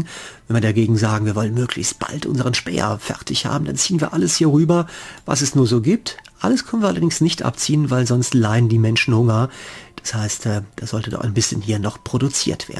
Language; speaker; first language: German; native; German